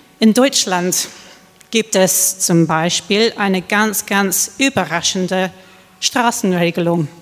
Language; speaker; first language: German; non-native, fluent; English